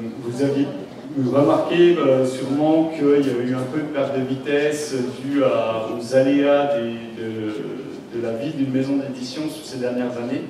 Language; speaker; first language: French; native; French